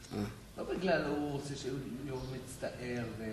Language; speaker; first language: Hebrew; non-native, fluent; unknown